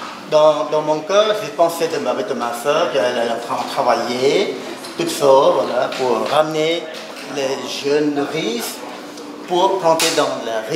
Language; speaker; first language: French; non-native, learner; Khmer